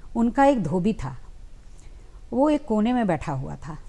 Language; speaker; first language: Hindi; native; Hindi